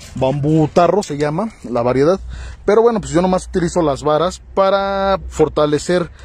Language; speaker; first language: Spanish; native; Spanish